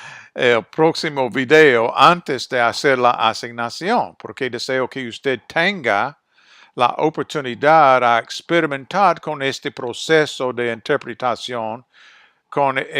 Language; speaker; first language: Spanish; non-native, fluent; English